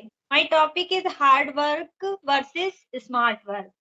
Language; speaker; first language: English; non-native, learner; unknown